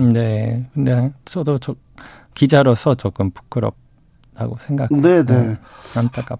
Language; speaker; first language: Korean; non-native, learner; English